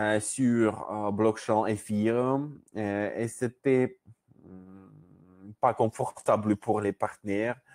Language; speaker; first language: French; non-native, learner; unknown